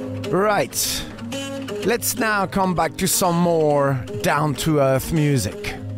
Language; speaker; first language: English; non-native, fluent; French